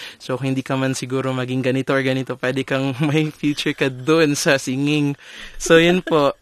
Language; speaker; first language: Filipino; non-native, local second language; Cebuano